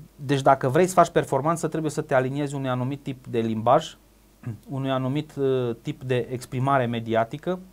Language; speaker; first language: Romanian; native; Romanian